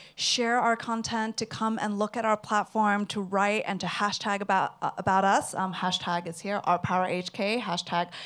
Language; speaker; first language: English; non-native, local second language; Cantonese